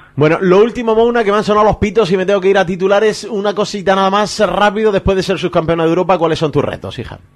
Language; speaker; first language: Spanish; native; Spanish